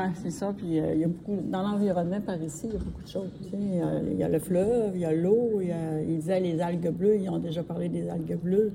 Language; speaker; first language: French; native; French